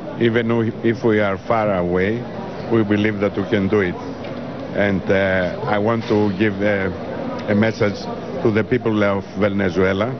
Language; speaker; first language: English; non-native, fluent; Greek